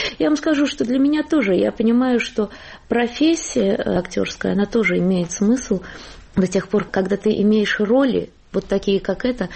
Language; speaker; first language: Russian; native; Russian